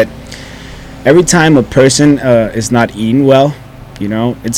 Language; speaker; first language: English; non-native, fluent; Spanish